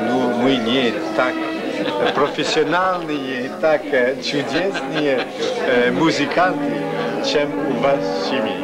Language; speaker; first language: Russian; non-native, fluent; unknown